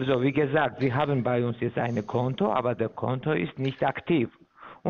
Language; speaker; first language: German; non-native, fluent; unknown